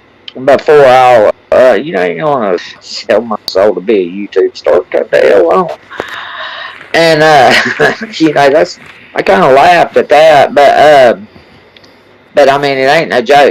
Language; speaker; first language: English; native; English